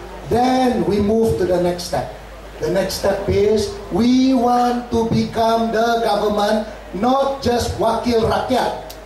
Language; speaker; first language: English; non-native, local second language; Central Dusun